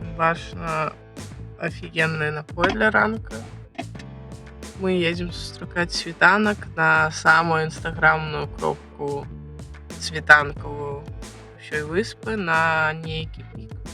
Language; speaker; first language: Belarusian; non-native, local second language; Russian